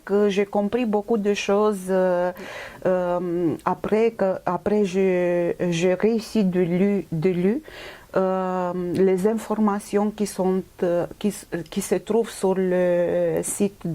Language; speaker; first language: French; non-native, fluent; Romanian